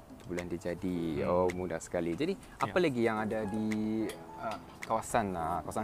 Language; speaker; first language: Malay; native; Malay